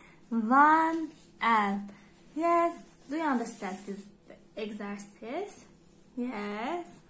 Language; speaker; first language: English; non-native, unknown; Turkish